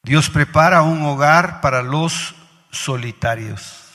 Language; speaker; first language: Spanish; native; Spanish